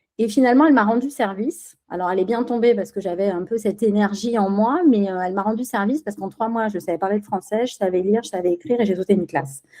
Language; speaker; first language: French; early bilingual, other home language; Spanish